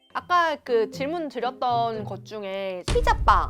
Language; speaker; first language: Korean; native; Korean